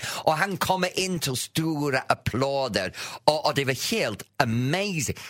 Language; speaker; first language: Swedish; non-native, fluent; English